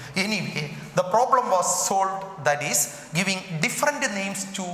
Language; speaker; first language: English; non-native, local second language; Malayalam